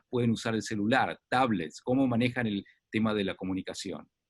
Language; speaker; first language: Spanish; native; Spanish